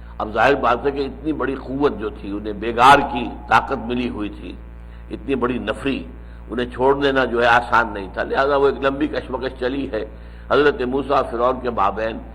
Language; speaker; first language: Urdu; native; Urdu